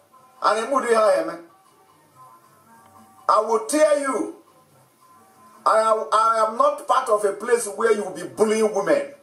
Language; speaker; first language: English; non-native, local second language; Igbo